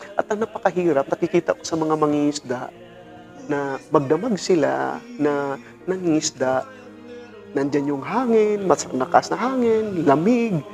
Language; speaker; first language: Filipino; non-native, local second language; Cebuano